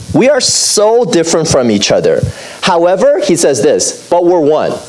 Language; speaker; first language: English; native; English